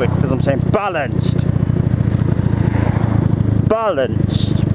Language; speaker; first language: English; native; English